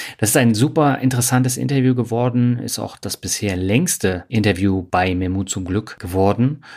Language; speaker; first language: German; native; German